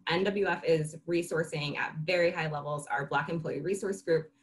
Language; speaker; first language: English; native; English